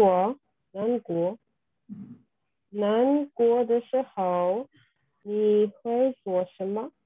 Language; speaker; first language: Chinese; non-native, learner; English